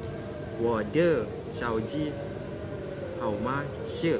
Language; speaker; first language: Chinese; non-native, learner; Malay